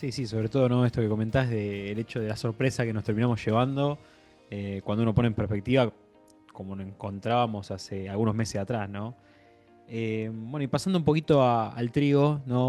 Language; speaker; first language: Spanish; native; Spanish